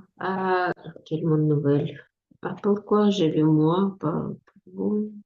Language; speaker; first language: French; non-native, learner; Ukrainian